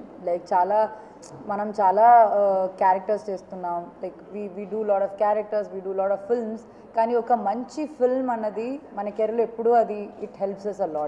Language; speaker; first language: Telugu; non-native, fluent; Malayalam